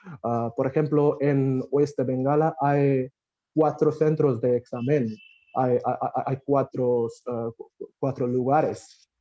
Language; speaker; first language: Spanish; non-native, fluent; Bangla